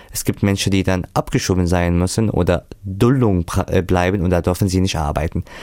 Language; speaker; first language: German; non-native, fluent; Arabic